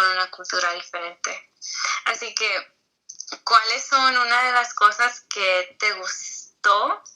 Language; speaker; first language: Spanish; early bilingual, heritage; Spanish